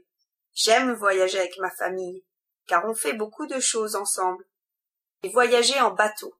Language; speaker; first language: French; non-native, learner; English